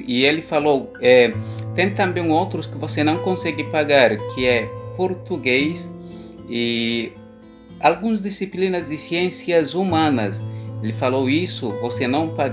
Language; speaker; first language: Portuguese; non-native, local second language; Upper Guinea Crioulo